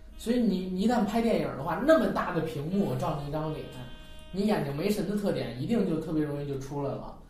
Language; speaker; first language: Chinese; native; Chinese